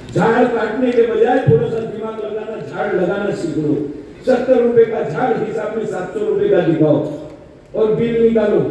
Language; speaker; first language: Hindi; non-native, local second language; Marathi